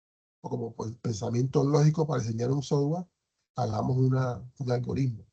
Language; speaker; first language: Spanish; native; Spanish